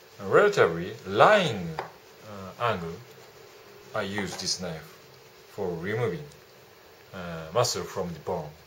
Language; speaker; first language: English; non-native, learner; Japanese